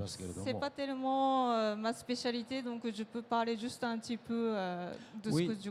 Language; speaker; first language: French; non-native, fluent; Japanese